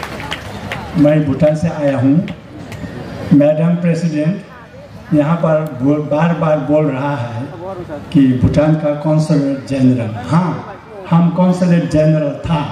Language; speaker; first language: Hindi; non-native, learner; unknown